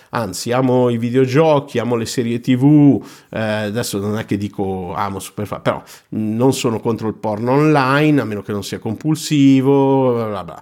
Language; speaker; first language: Italian; native; Italian